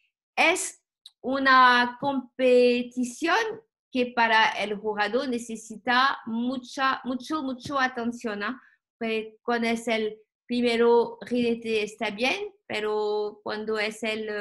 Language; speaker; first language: Spanish; non-native, learner; French